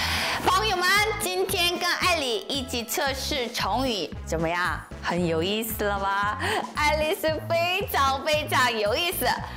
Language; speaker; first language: Chinese; non-native, learner; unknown